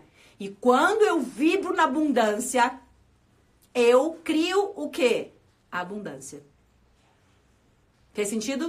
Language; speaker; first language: Portuguese; native; Portuguese